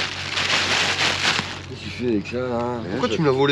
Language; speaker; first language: French; native; French